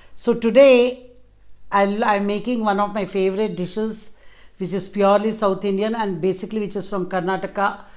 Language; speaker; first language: English; non-native, local second language; Kannada